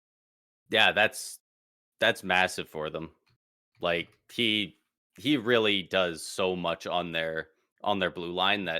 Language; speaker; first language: English; native; English